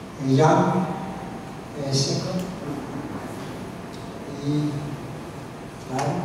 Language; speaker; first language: Spanish; non-native, fluent; Norwegian